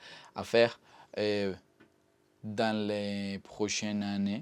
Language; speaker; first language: French; non-native, learner; Spanish